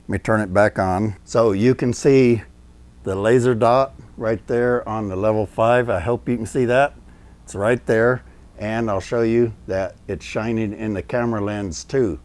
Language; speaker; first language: English; native; English